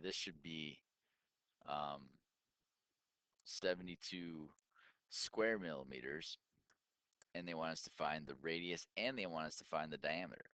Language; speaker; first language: English; native; English